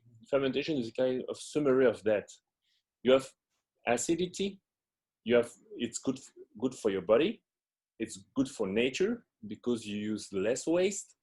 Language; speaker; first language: English; non-native, fluent; French